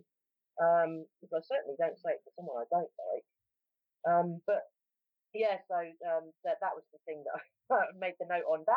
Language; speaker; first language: English; native; English